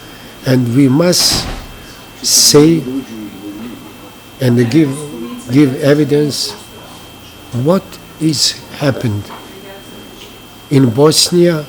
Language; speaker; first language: English; non-native, learner; Bosnian